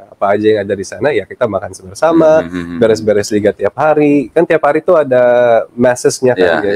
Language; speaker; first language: Indonesian; early bilingual, other home language; Filipino